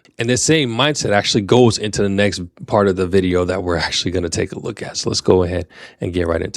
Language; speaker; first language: English; native; English